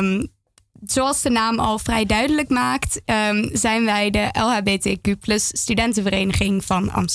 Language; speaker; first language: Dutch; native; Dutch